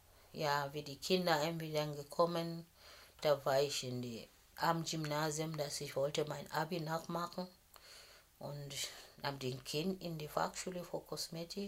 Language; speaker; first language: German; non-native, fluent; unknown